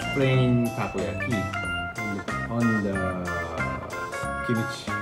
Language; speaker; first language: English; non-native, local second language; Filipino